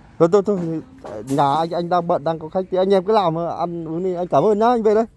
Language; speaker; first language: Vietnamese; non-native, local second language; Iu Mien